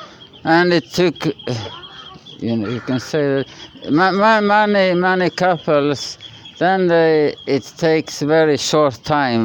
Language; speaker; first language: English; non-native, learner; Norwegian